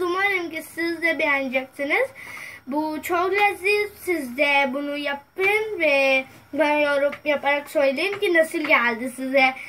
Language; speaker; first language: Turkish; non-native, learner; Urdu